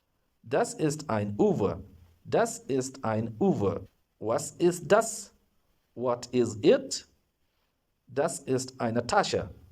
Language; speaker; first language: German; non-native, fluent; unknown